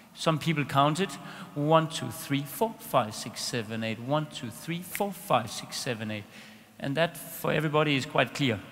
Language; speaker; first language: English; non-native, fluent; Danish